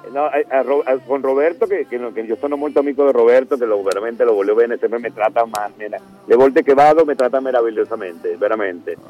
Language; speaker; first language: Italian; non-native, fluent; Spanish